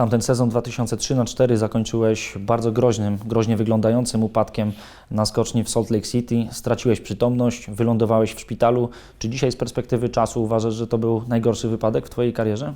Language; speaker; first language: Polish; native; Polish